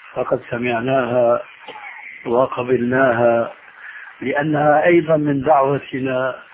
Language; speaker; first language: Arabic; early bilingual, other home language; Albanian